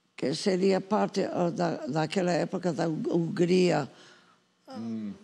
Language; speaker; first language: Portuguese; non-native, fluent; English